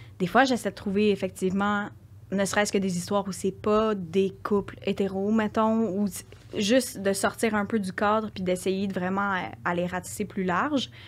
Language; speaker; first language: French; native; French